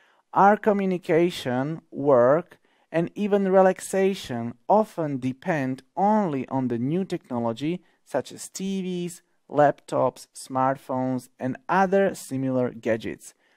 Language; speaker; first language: English; non-native, fluent; Slovak